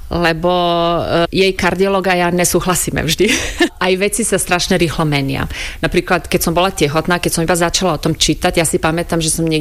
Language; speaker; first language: Slovak; non-native, fluent; Croatian